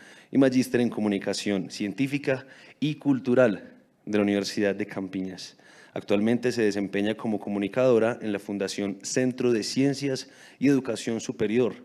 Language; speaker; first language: Spanish; native; Spanish